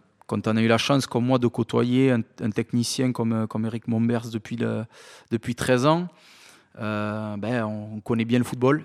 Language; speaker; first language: French; native; French